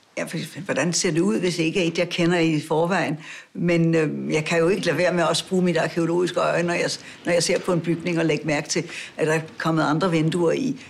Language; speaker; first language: Danish; native; Danish